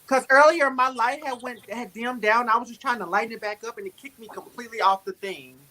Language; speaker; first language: English; native; English